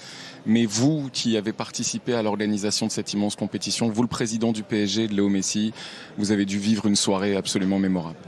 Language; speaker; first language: French; native; French